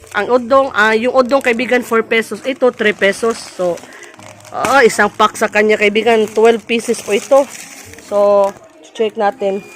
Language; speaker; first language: Filipino; non-native, local second language; Cebuano